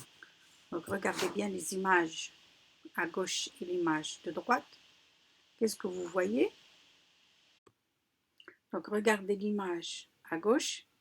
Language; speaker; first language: French; non-native, local second language; Arabic